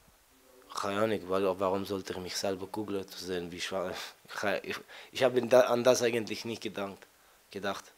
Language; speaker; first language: German; non-native, fluent; French